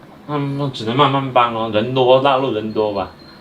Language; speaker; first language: Chinese; native; Chinese